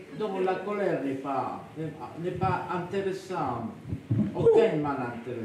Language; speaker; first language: French; non-native, fluent; Spanish